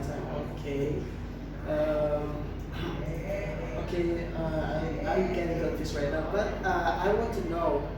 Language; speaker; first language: English; non-native, learner; Indonesian